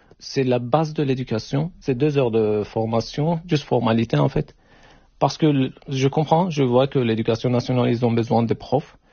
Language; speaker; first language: French; non-native, learner; Turkish